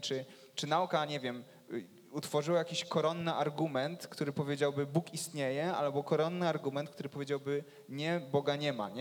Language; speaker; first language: Polish; native; Polish